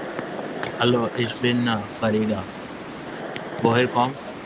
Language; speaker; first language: German; non-native, learner; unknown